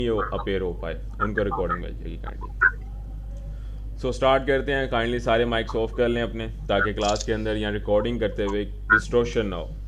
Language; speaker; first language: Urdu; non-native, local second language; Punjabi